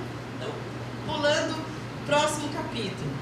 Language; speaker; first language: Portuguese; native; Portuguese